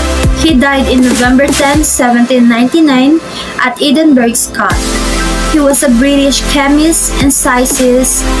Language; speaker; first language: English; non-native, local second language; Filipino